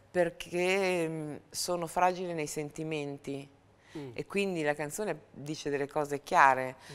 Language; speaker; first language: Italian; native; Italian